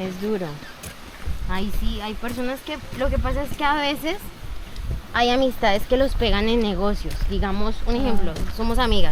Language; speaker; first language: Spanish; native; Spanish